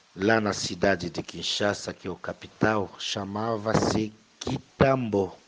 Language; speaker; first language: Portuguese; non-native, fluent; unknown